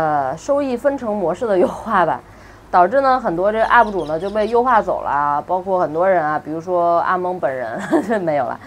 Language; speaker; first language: Chinese; native; Chinese